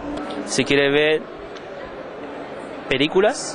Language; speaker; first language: Spanish; non-native, learner; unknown